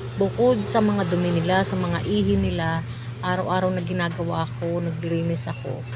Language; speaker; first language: Filipino; native; Filipino